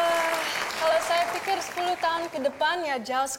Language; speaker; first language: Indonesian; non-native, local second language; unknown